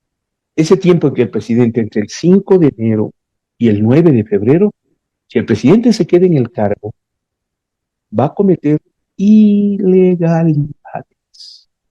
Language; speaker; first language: Spanish; native; Spanish